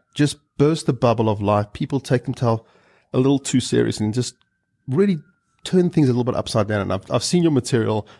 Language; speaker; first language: English; native; English